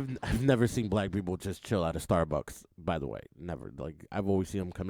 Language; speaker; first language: English; native; English